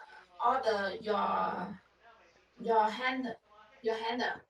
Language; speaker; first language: English; non-native, learner; Vietnamese